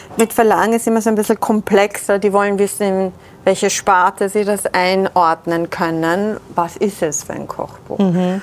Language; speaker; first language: German; early bilingual, other home language; Persian